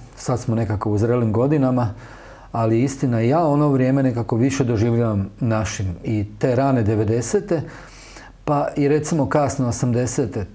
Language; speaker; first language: Croatian; native; Croatian